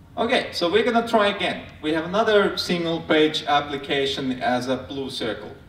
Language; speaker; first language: English; non-native, fluent; Finnish